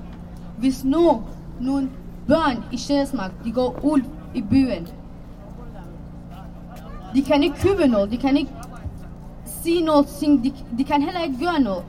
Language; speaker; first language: Danish; non-native, learner; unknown